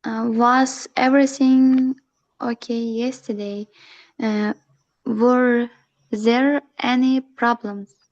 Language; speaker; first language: English; non-native, learner; Uzbek